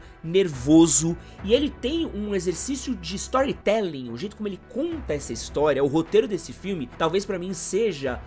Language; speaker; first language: Portuguese; native; Portuguese